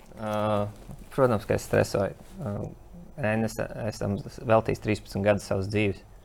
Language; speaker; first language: Latvian; native; Latvian